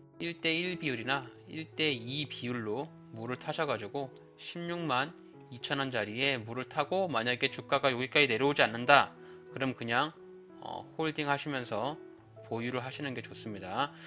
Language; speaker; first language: Korean; native; Korean